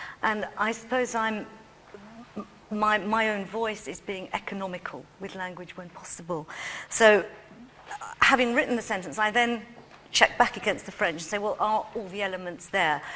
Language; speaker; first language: English; native; English